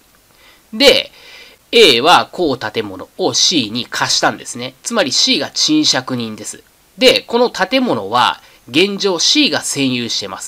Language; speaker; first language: Japanese; native; Japanese